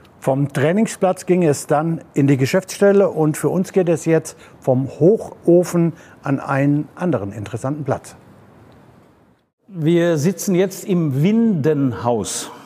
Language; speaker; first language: German; native; German